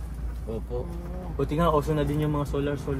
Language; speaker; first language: Filipino; native; Filipino